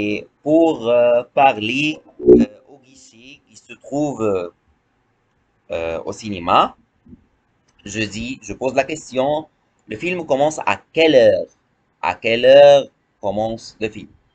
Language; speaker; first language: French; non-native, fluent; Arabic